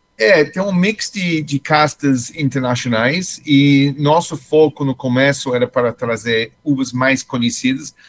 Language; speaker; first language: Portuguese; non-native, fluent; English